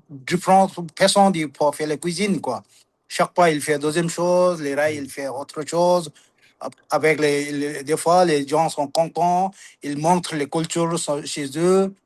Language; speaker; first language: French; non-native, learner; Sherpa